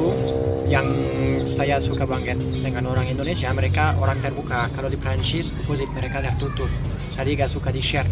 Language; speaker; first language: Indonesian; non-native, fluent; French